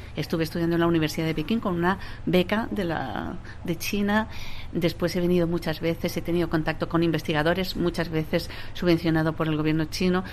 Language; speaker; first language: Spanish; native; Spanish